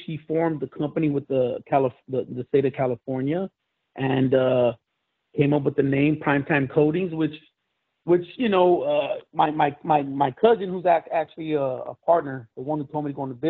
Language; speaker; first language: English; native; English